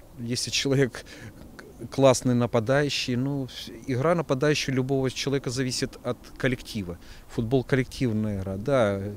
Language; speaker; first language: Russian; native; Russian